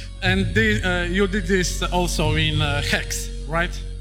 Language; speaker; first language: English; non-native, fluent; Polish